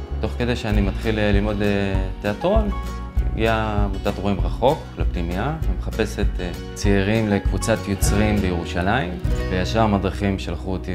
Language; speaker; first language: Hebrew; early bilingual, other home language; Russian